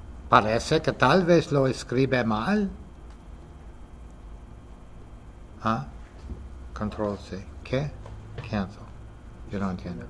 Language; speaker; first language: Spanish; non-native, fluent; English